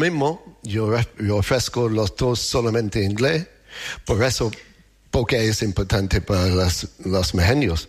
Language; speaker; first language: Spanish; non-native, learner; English